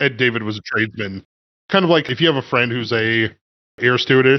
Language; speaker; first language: English; native; English